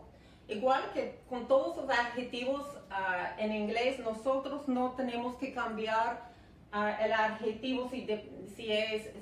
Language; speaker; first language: Spanish; non-native, fluent; English